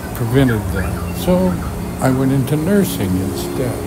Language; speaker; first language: English; native; English